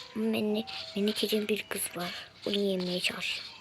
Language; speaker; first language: Turkish; non-native, learner; Azerbaijani